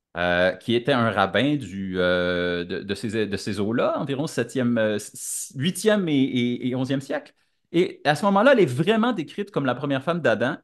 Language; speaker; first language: French; native; French